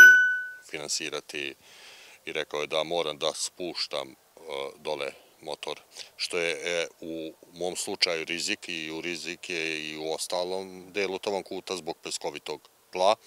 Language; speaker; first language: Serbian; native; Serbian